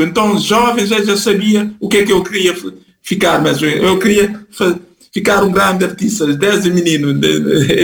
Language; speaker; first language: Portuguese; non-native, fluent; Kabuverdianu